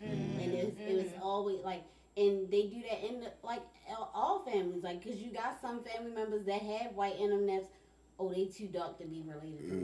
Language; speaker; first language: English; non-native, fluent; German